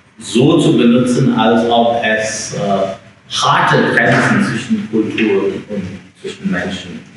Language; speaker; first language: German; non-native, fluent; English